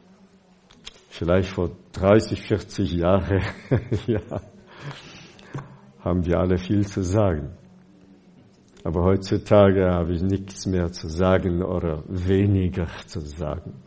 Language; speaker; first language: German; non-native, fluent; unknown